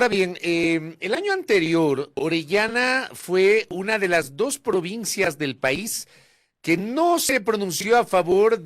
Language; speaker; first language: Spanish; native; Spanish